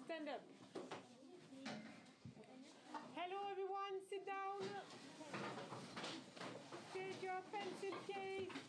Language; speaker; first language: English; non-native, fluent; French